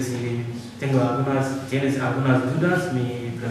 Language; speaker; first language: Spanish; non-native, fluent; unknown